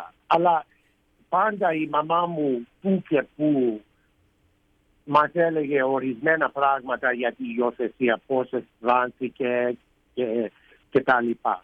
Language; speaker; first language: Greek; early bilingual, heritage; Greek